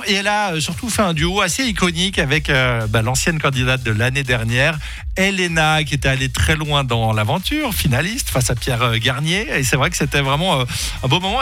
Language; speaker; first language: French; native; French